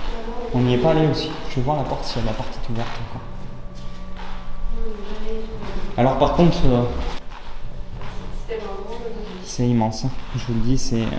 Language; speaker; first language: French; native; French